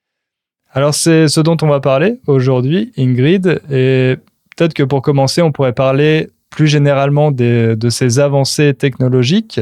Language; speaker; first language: French; native; French